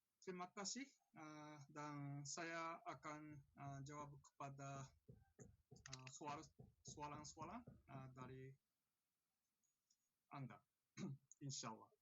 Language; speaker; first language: Indonesian; non-native, learner; Japanese